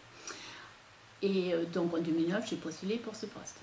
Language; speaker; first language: French; non-native, fluent; German